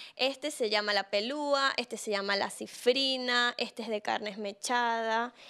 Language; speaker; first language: Spanish; native; Spanish